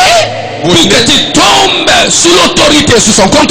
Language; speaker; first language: French; non-native, local second language; Lingala